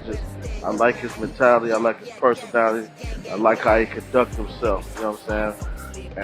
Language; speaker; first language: English; native; English